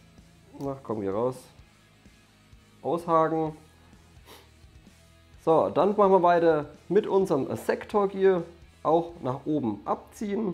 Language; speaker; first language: German; native; German